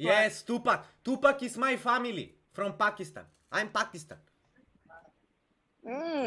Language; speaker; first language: English; non-native, learner; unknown